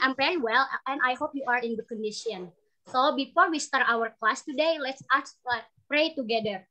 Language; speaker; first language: English; non-native, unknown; Indonesian